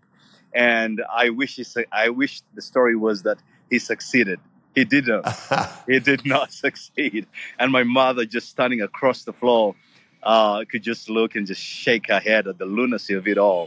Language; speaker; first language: English; non-native, local second language; Ganda